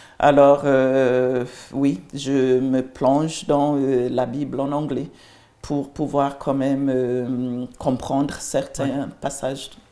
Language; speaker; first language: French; non-native, fluent; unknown